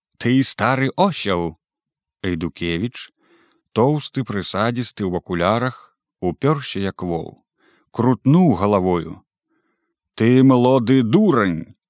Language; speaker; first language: Belarusian; native; Belarusian